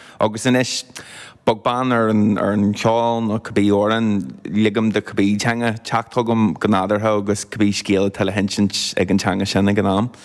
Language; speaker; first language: Irish; non-native, local second language; English